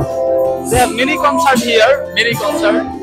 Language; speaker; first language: English; non-native, learner; Bangla